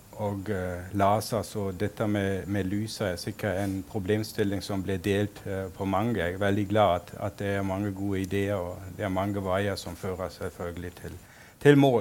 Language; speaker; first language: Norwegian; non-native, fluent; German